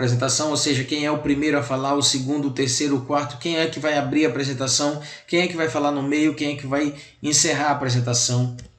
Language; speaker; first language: Portuguese; native; Portuguese